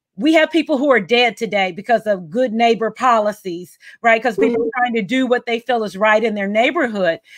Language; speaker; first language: English; native; English